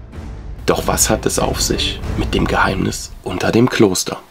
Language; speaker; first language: German; native; German